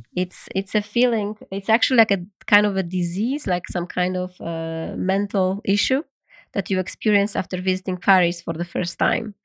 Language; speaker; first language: English; non-native, fluent; Polish